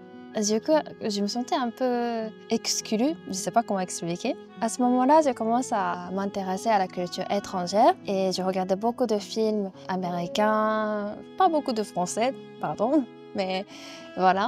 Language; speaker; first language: French; non-native, fluent; Japanese